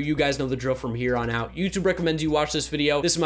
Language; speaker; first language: English; native; English